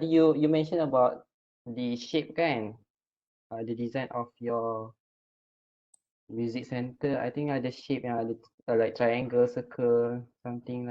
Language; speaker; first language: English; non-native, local second language; Malay